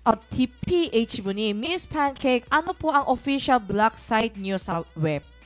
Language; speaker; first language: Filipino; non-native, fluent; Korean